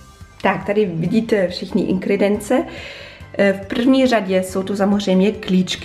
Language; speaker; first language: Czech; non-native, fluent; German